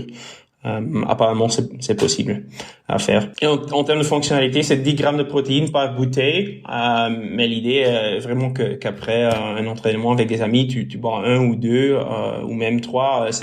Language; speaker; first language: French; non-native, local second language; Dutch